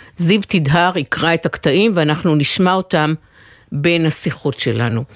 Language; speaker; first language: Hebrew; native; Hebrew